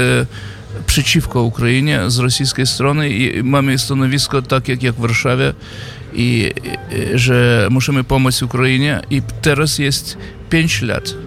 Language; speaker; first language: Polish; non-native, fluent; Yiddish